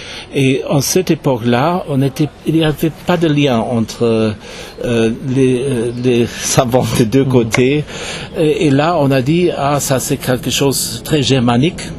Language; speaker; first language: French; non-native, fluent; German